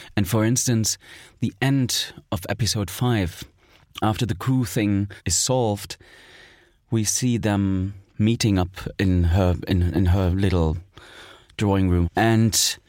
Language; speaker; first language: English; non-native, fluent; German